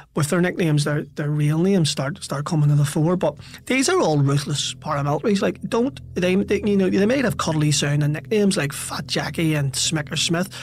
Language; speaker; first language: English; native; English